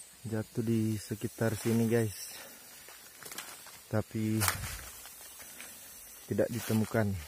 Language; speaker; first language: Indonesian; native; Indonesian